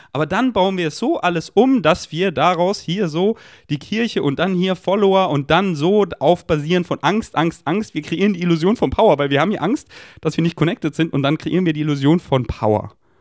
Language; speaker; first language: German; native; German